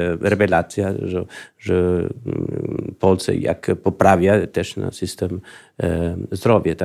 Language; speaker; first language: Polish; non-native, learner; Spanish